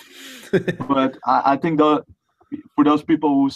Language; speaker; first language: English; non-native, fluent; Dutch